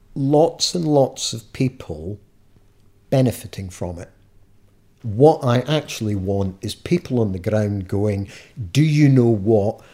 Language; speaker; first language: English; native; English